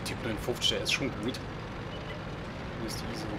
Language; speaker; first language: German; native; German